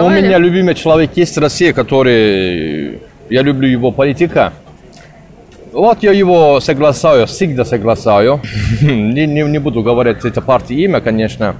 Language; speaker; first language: Russian; non-native, learner; Turkish